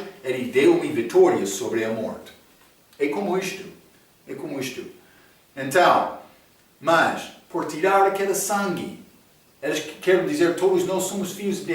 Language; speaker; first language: Portuguese; non-native, fluent; English